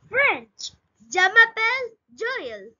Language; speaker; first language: French; non-native, learner; Tamil